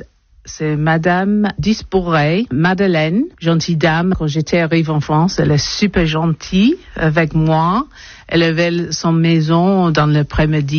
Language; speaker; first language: French; non-native, learner; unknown